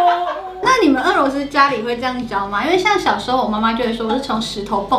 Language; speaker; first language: Chinese; native; Chinese